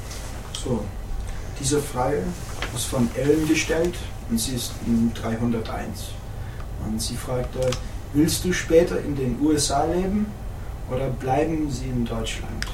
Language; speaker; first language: German; non-native, learner; English